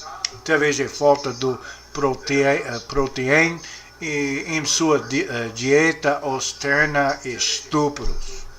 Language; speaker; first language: Portuguese; non-native, learner; English